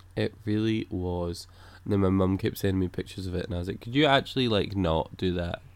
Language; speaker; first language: English; native; English